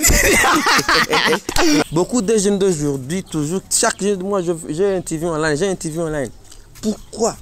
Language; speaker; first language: French; non-native, learner; Rundi